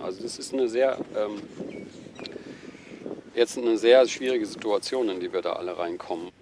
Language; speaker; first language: German; native; German